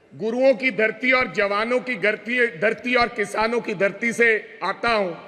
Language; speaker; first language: Hindi; non-native, local second language; Punjabi